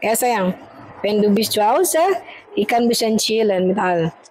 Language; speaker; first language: German; non-native, learner; Indonesian